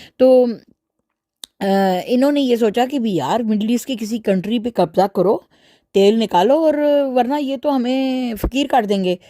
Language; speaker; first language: Urdu; early bilingual, heritage; Urdu